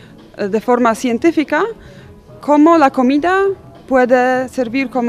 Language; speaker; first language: Spanish; non-native, fluent; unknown